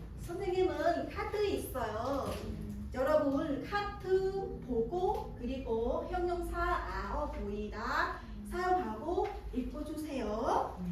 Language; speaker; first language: Korean; non-native, fluent; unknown